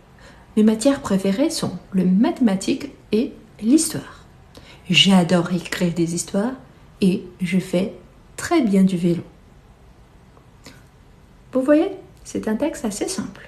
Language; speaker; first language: French; non-native, fluent; Portuguese